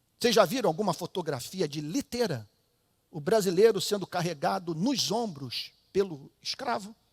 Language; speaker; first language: Portuguese; native; Portuguese